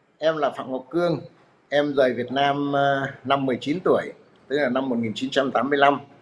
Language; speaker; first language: Vietnamese; native; Vietnamese